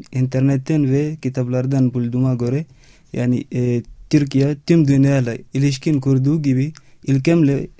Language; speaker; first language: Turkish; non-native, learner; Arabic